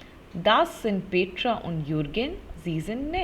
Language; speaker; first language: German; non-native, fluent; Hindi